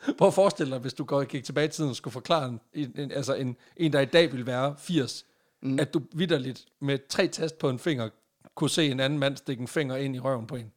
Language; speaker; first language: Danish; native; Danish